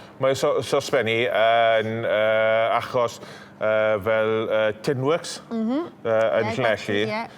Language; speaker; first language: Welsh; non-native, local second language; English